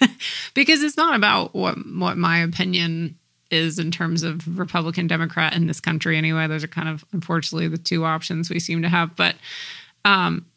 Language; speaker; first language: English; native; English